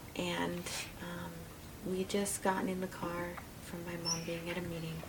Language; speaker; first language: English; native; English